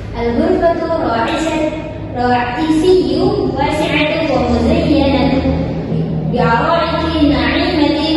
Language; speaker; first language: Arabic; non-native, learner; Indonesian